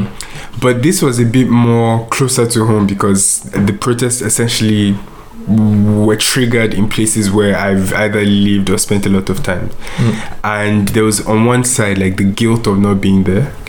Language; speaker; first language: English; non-native, local second language; Yoruba